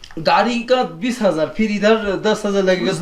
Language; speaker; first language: Hindi; non-native, learner; Bangla